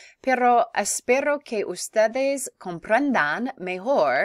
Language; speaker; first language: Spanish; non-native, fluent; English